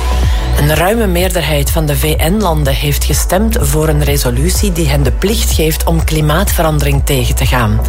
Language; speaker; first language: Dutch; native; Dutch